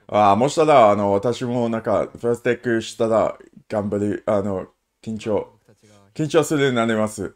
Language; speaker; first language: Japanese; non-native, learner; English